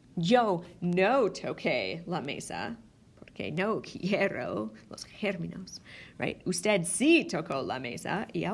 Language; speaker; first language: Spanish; non-native, fluent; English